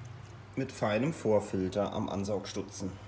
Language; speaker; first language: German; native; German